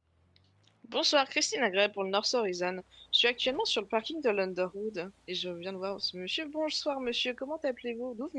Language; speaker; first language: French; native; French